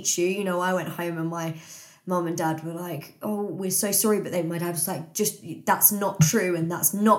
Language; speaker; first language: English; native; English